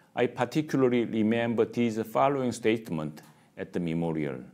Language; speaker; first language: English; non-native, fluent; Korean